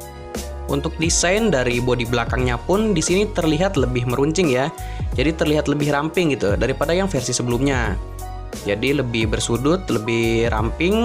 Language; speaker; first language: Indonesian; native; Indonesian